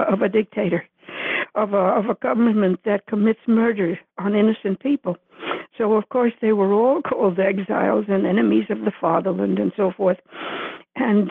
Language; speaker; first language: English; early bilingual, other home language; Spanish